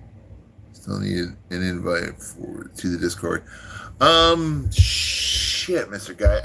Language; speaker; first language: English; native; English